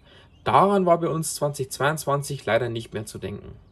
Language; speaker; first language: German; native; German